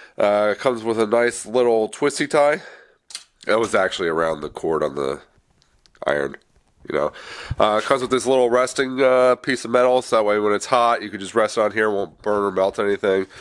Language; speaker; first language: English; native; English